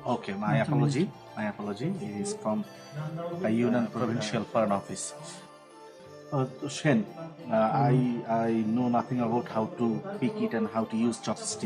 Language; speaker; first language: English; non-native, fluent; Bangla